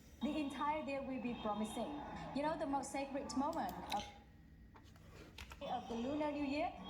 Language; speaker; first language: English; non-native, learner; Vietnamese